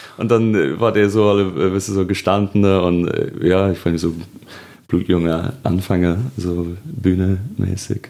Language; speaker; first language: German; non-native, fluent; English